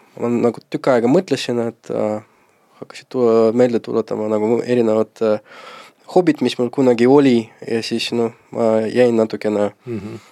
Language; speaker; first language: Estonian; non-native, local second language; Russian